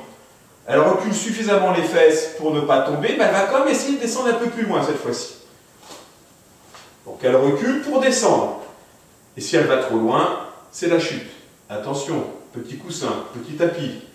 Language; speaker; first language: French; native; French